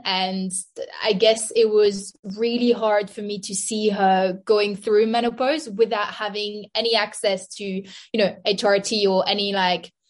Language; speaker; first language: English; non-native, fluent; French